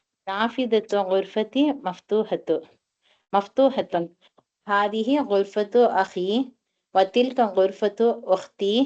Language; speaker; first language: Arabic; non-native, learner; Tamil